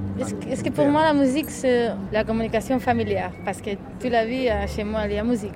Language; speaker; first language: French; non-native, learner; Catalan